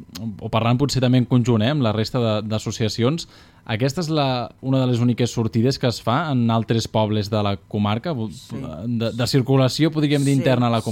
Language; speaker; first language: Catalan; native; Catalan